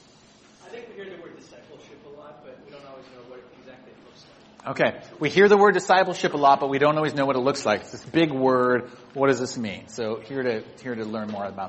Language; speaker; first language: English; native; English